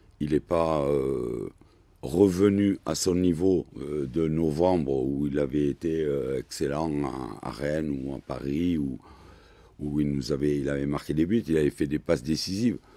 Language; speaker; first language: French; native; French